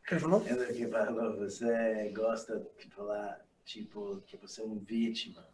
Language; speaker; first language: Portuguese; non-native, learner; English